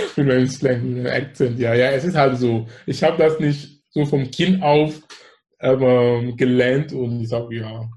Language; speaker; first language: German; non-native, fluent; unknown